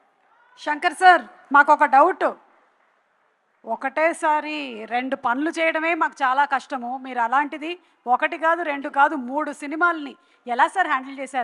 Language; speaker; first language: Telugu; native; Telugu